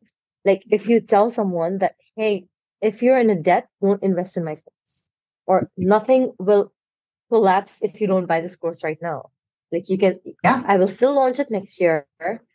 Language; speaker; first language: English; non-native, local second language; Hindi